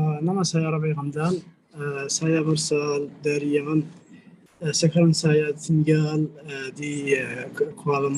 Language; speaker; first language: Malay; non-native, learner; Arabic